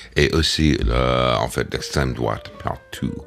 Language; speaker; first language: French; non-native, fluent; English